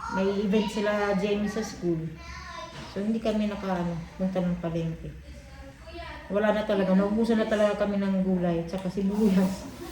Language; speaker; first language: Filipino; non-native, local second language; Cebuano